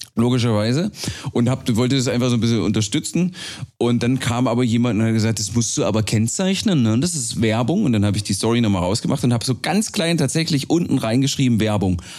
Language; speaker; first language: German; native; German